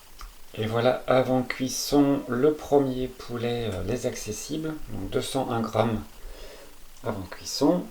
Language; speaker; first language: French; native; French